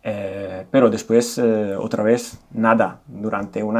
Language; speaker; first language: Spanish; non-native, fluent; Italian